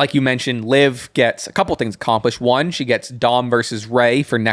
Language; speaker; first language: English; native; English